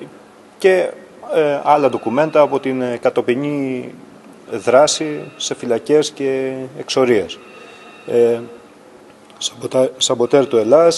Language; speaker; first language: Greek; native; Greek